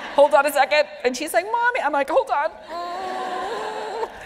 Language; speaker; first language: English; native; English